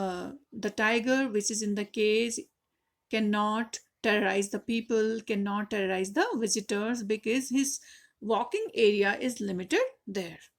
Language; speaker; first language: English; non-native, local second language; Hindi